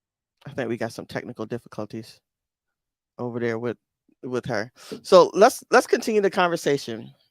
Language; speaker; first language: English; native; English